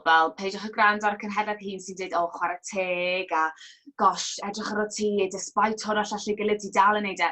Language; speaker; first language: Welsh; native; Welsh